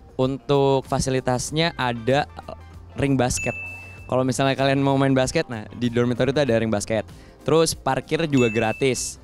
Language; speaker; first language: Indonesian; native; Indonesian